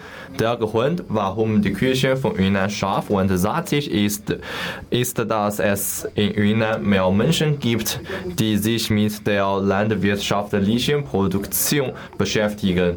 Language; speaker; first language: German; non-native, learner; Chinese